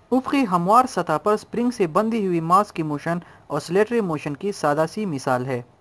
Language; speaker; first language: Urdu; non-native, local second language; Pashto